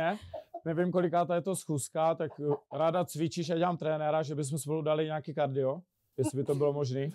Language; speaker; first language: Czech; native; Czech